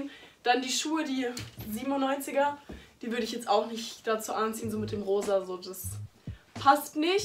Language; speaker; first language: German; native; German